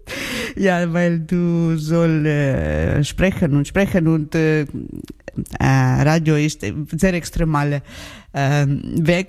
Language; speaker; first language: German; non-native, learner; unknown